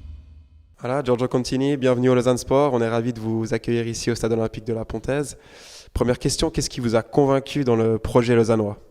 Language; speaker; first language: French; native; French